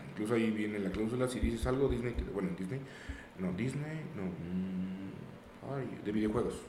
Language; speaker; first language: Spanish; native; Spanish